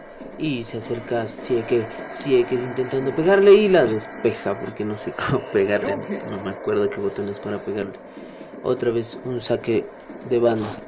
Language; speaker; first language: Spanish; native; Spanish